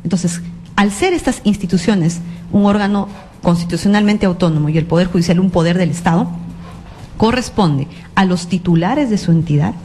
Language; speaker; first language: Spanish; native; Spanish